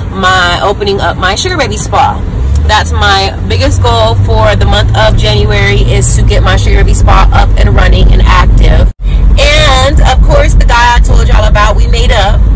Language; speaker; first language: English; native; English